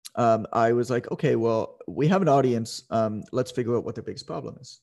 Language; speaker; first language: English; native; English